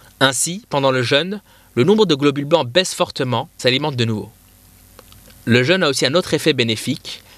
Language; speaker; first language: French; non-native, local second language; Arabic